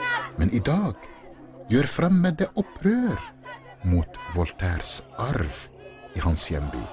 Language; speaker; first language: Norwegian; non-native, fluent; Arabic